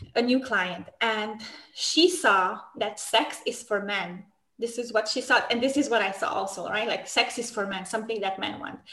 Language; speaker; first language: English; non-native, fluent; Romanian